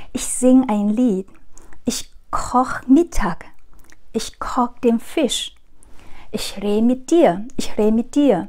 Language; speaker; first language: German; non-native, learner; Vietnamese